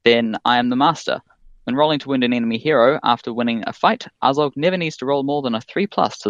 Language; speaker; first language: English; native; English